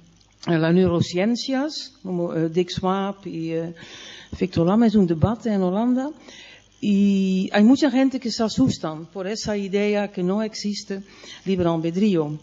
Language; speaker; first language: Spanish; non-native, fluent; Dutch